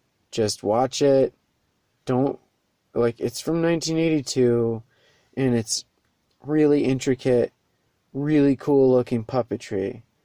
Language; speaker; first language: English; native; English